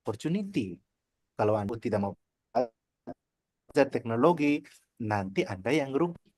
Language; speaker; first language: Indonesian; non-native, learner; Nepali